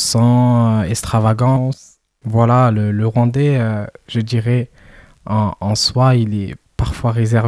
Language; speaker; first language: French; early bilingual, other home language; Kinyarwanda